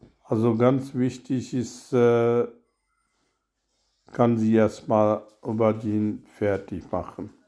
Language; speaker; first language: German; non-native, learner; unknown